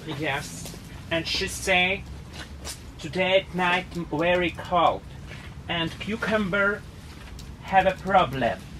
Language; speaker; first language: English; non-native, learner; Russian